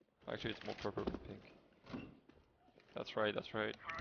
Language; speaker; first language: English; non-native, fluent; French